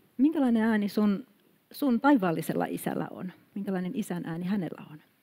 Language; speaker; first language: Finnish; native; Finnish